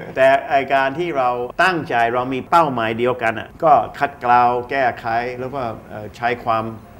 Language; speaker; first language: Thai; non-native, fluent; English